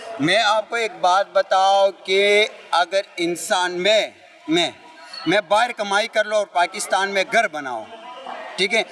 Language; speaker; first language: Urdu; non-native, local second language; Pashto